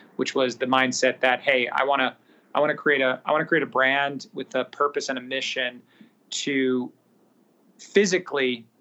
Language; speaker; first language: English; native; English